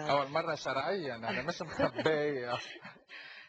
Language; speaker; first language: Arabic; native; Arabic